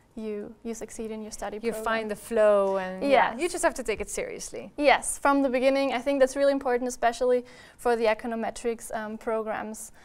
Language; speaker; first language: English; non-native, fluent; German